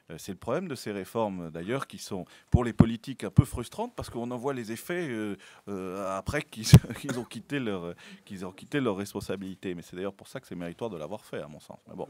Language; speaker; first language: French; native; French